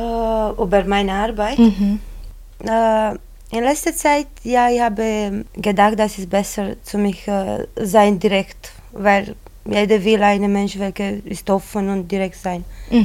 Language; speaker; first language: German; non-native, learner; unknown